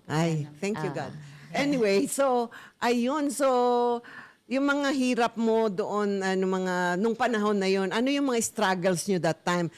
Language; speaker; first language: Filipino; native; Filipino